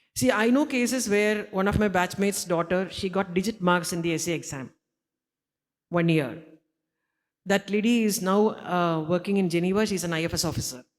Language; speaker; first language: English; non-native, local second language; Malayalam